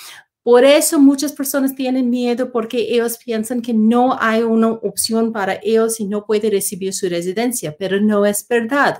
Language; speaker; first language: Spanish; non-native, learner; English